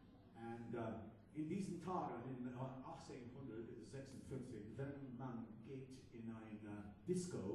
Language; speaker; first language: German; non-native, learner; English